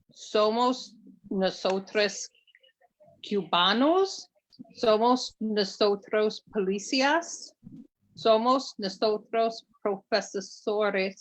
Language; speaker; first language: Spanish; non-native, learner; English